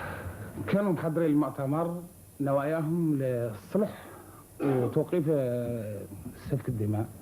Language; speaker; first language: Arabic; native; Arabic